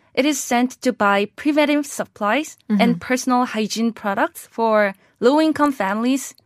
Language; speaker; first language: English; non-native, fluent; Korean